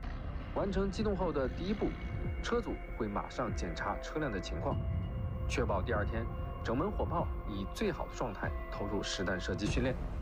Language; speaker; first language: Chinese; native; Chinese